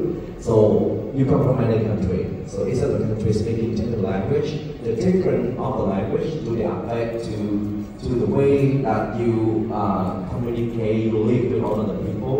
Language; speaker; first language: English; non-native, local second language; Vietnamese